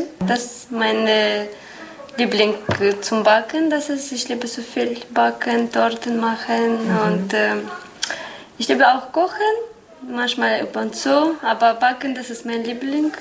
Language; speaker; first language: German; non-native, learner; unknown